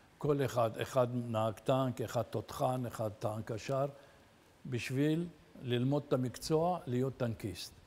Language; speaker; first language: Hebrew; early bilingual, other home language; Arabic